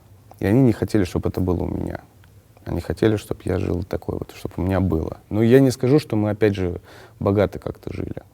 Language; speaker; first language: Russian; native; Russian